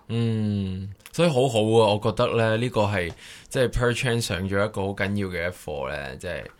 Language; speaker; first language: Cantonese; native; Cantonese